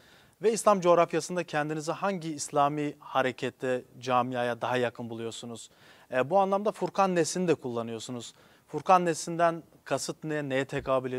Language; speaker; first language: Turkish; non-native, local second language; Kurdish